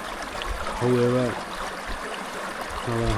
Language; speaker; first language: English; non-native, learner; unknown